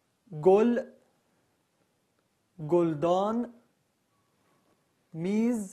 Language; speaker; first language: Persian; non-native, learner; Arabic